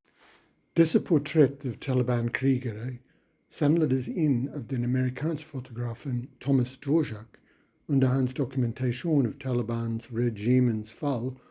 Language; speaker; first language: Swedish; non-native, fluent; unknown